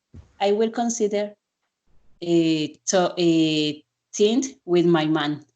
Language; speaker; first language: English; non-native, learner; Spanish